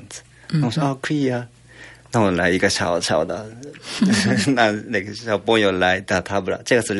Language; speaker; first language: Chinese; non-native, fluent; Japanese